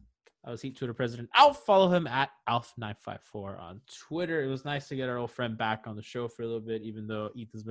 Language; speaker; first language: English; native; English